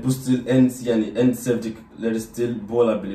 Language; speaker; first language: Turkish; non-native, learner; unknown